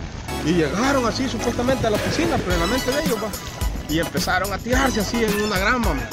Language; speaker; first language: Spanish; native; Spanish